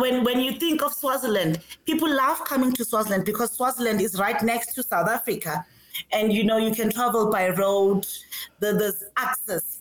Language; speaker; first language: English; non-native, local second language; Swati